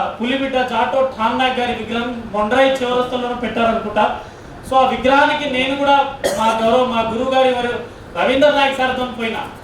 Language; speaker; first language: Telugu; non-native, local second language; Lambadi